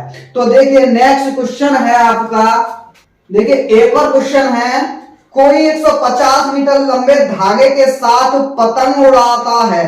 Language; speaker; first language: Hindi; native; Hindi